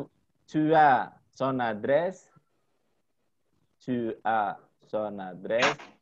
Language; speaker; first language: French; non-native, fluent; Indonesian